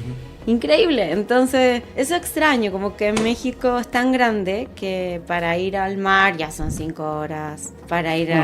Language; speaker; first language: Spanish; native; Spanish